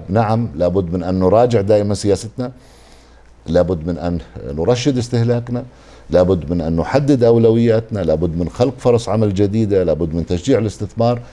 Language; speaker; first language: Arabic; native; Arabic